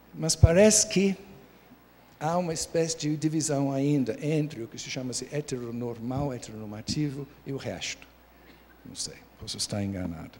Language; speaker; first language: Portuguese; non-native, fluent; English